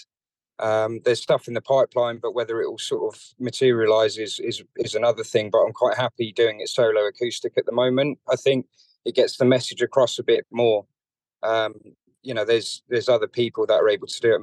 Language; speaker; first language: English; native; English